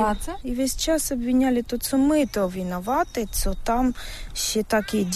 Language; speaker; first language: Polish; non-native, learner; Russian